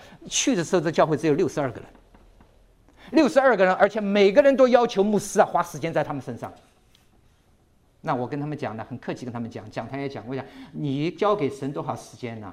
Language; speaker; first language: Chinese; native; Chinese